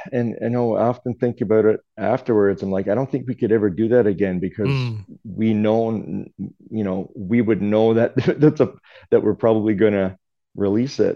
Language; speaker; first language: English; native; English